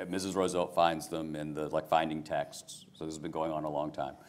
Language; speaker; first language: English; native; English